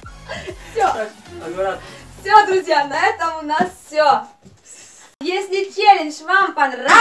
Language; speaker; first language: Russian; native; Russian